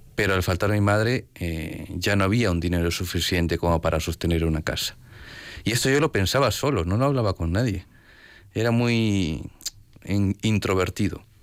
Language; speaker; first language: Spanish; native; Spanish